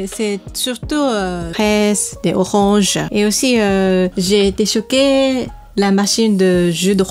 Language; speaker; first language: French; non-native, learner; Japanese